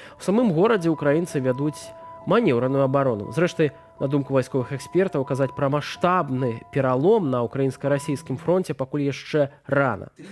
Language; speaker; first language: Belarusian; native; Belarusian